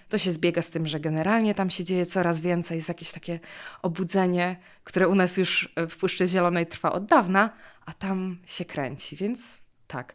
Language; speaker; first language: Polish; native; Polish